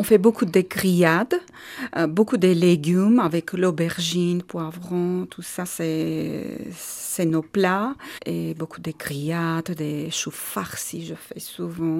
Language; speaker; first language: French; non-native, learner; Armenian